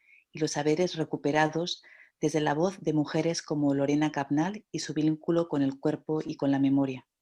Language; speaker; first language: Spanish; native; Spanish